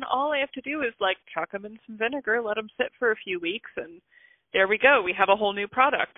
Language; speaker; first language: English; native; English